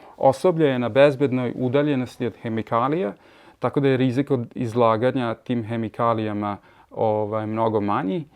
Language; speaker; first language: Serbian; early bilingual, heritage; Serbian